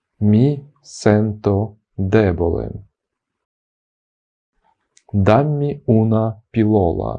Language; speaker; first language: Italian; non-native, fluent; Ukrainian